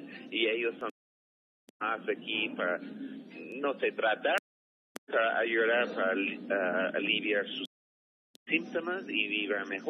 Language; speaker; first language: Spanish; non-native, fluent; English